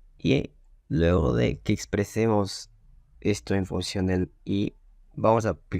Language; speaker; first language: Spanish; native; Spanish